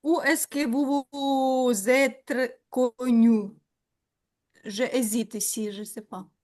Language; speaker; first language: French; non-native, learner; Ukrainian